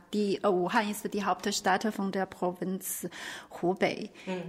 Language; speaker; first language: German; non-native, fluent; Chinese